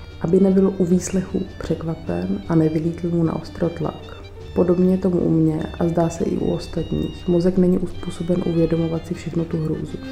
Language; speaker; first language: Czech; native; Czech